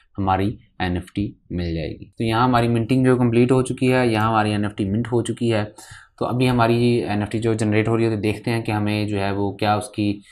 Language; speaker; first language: Hindi; native; Hindi